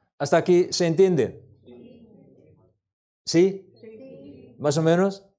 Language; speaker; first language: Spanish; non-native, learner; Korean